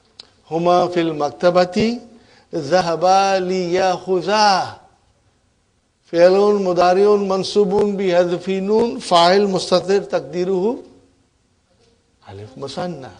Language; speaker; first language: Arabic; non-native, fluent; English